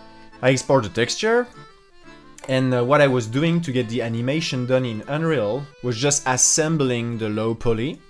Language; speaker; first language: English; non-native, fluent; French